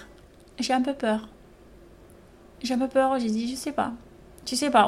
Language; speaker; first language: French; non-native, fluent; Chinese